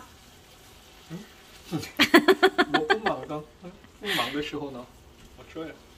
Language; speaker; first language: Chinese; non-native, learner; Korean